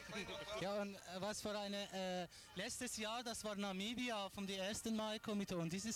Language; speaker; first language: German; non-native, learner; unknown